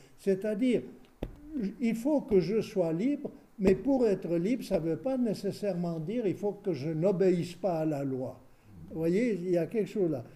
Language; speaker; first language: French; native; French